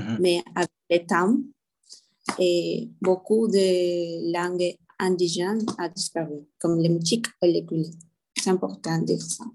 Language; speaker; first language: French; non-native, learner; Spanish